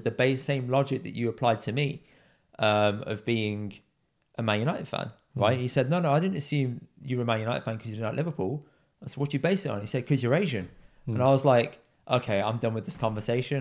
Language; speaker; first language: English; native; English